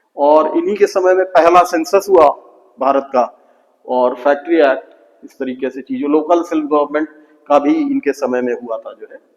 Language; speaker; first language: Hindi; native; Hindi